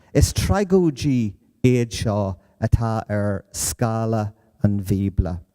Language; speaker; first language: Irish; non-native, fluent; English